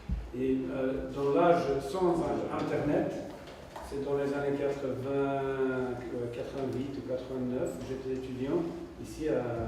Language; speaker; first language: French; non-native, fluent; Serbian